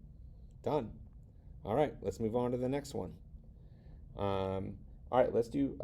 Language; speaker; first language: English; native; English